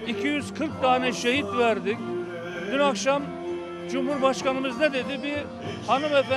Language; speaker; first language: Turkish; native; Turkish